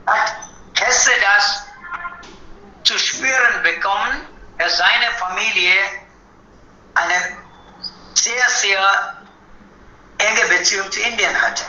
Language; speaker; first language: German; non-native, fluent; Tamil